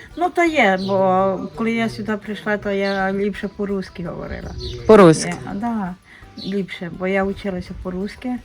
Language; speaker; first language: Ukrainian; non-native, local second language; Hungarian